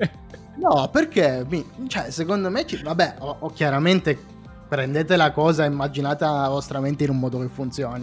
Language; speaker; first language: Italian; native; Italian